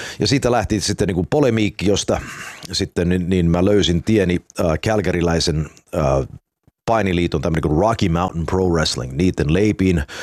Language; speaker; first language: Finnish; early bilingual, heritage; Finnish